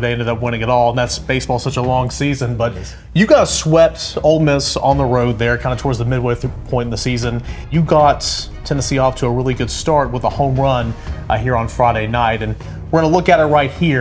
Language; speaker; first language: English; native; English